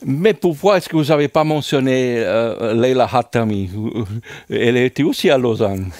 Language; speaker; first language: French; non-native, fluent; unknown